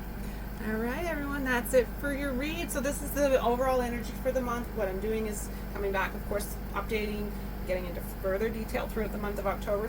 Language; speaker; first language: English; native; English